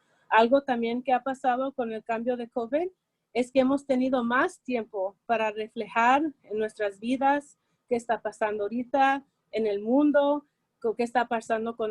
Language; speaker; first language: Spanish; early bilingual, heritage; Spanish